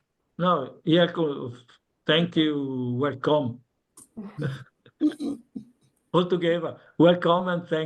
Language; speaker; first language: English; non-native, learner; Italian